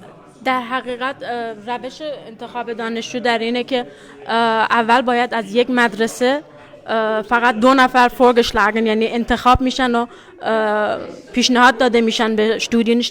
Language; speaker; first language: Persian; early bilingual, heritage; Persian